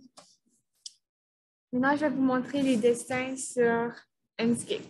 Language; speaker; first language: French; native; French